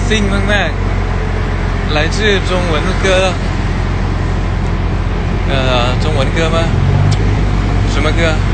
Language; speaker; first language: Chinese; non-native, learner; Thai